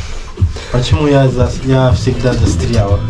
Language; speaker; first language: Russian; non-native, learner; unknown